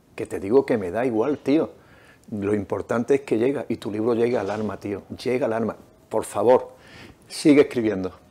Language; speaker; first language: Spanish; native; Spanish